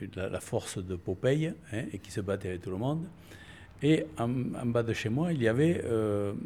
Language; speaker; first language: French; native; French